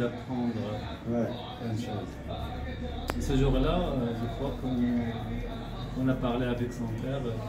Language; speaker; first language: French; non-native, local second language; Arabic